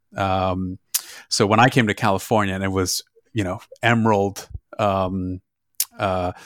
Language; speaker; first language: English; non-native, fluent; German